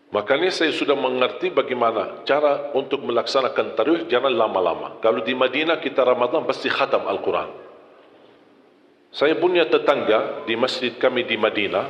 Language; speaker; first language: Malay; non-native, fluent; Arabic